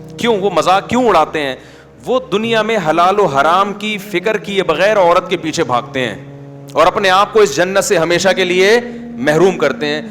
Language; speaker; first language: Urdu; native; Urdu